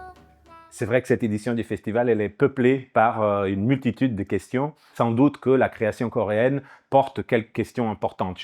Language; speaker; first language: French; non-native, fluent; Portuguese